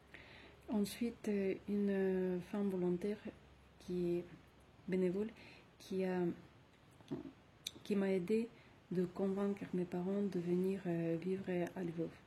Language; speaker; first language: French; non-native, fluent; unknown